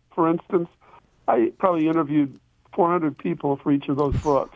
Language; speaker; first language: English; native; English